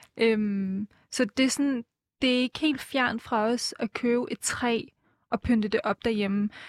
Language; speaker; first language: Danish; early bilingual, other home language; Persian